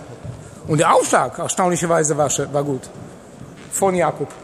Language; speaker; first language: German; non-native, fluent; Polish